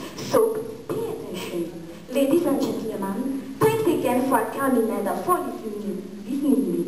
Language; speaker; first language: English; non-native, learner; Malagasy